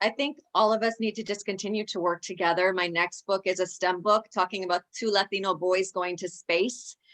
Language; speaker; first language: English; early bilingual, other home language; Spanish